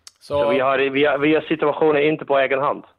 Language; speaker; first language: Swedish; non-native, fluent; Dutch